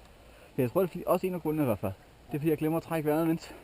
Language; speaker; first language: Danish; native; Danish